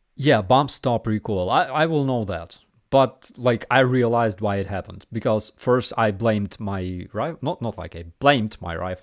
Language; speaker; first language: English; non-native, fluent; Ukrainian